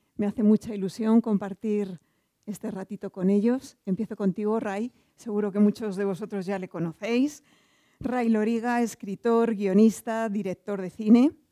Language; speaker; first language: Spanish; native; Spanish